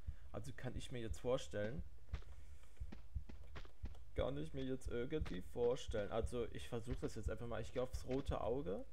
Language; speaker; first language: German; native; German